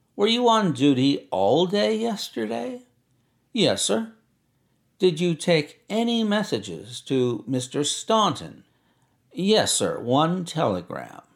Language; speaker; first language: English; native; English